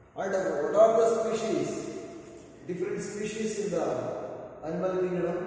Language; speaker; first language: English; non-native, local second language; Kannada